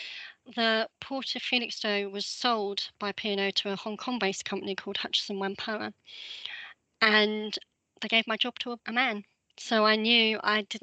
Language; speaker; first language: English; native; English